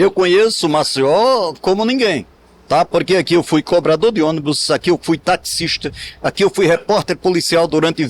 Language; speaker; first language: Portuguese; native; Portuguese